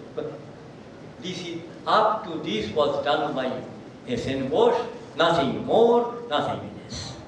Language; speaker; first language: English; non-native, local second language; Bangla